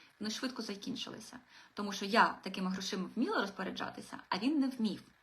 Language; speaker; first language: Ukrainian; non-native, local second language; Russian